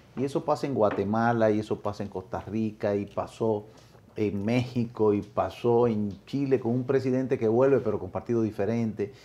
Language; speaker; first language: Spanish; native; Spanish